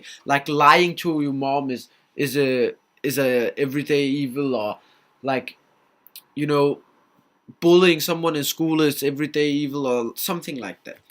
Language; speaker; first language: English; non-native, fluent; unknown